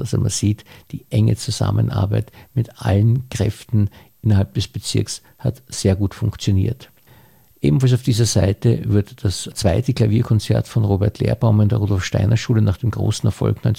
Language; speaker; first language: German; native; German